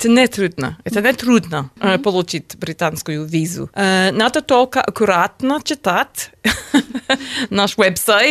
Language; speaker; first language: Russian; non-native, learner; English